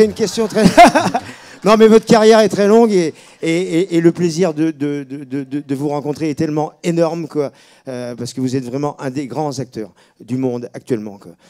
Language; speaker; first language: French; native; French